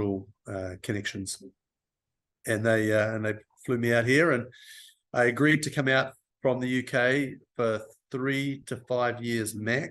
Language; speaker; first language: English; native; English